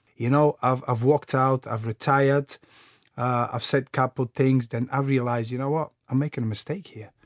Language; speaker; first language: English; non-native, fluent; Bulgarian